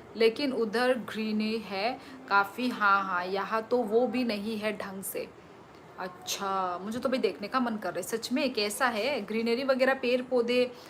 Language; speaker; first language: Hindi; non-native, local second language; Kok Borok